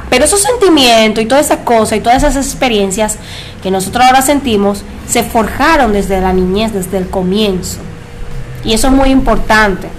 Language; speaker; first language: Spanish; native; Spanish